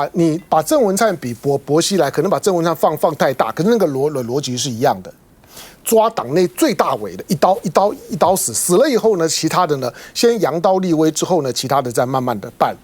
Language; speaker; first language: Chinese; native; Chinese